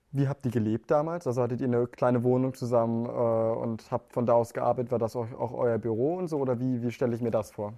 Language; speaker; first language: German; native; German